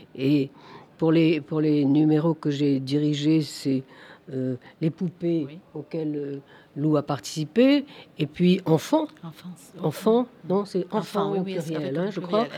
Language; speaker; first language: French; native; French